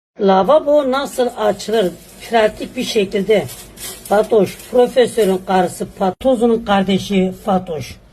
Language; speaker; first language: Turkish; native; Turkish